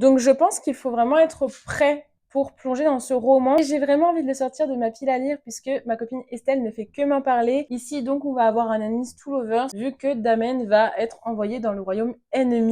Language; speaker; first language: French; native; French